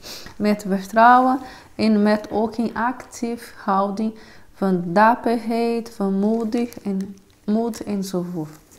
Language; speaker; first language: Dutch; non-native, fluent; Portuguese